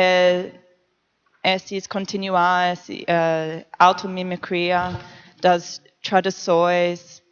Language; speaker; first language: Portuguese; non-native, learner; English